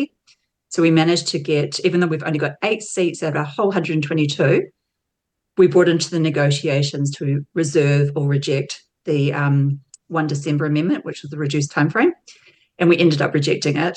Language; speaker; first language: English; native; English